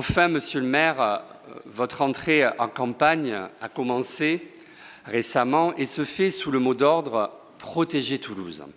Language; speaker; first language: French; native; French